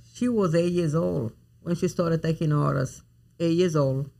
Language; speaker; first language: English; non-native, fluent; Italian